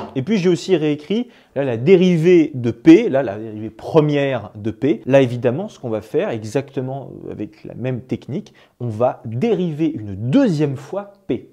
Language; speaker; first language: French; native; French